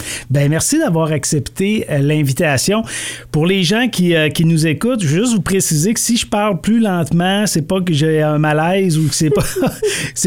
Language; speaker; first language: French; native; French